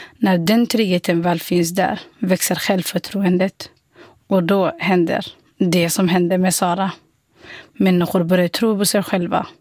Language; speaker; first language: Swedish; non-native, fluent; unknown